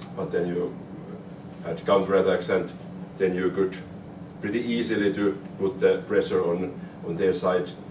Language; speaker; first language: English; non-native, fluent; Finnish